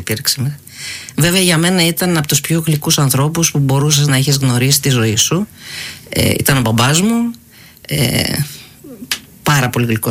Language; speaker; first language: Greek; non-native, fluent; Uzbek